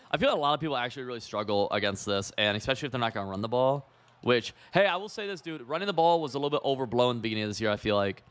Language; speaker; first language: English; native; English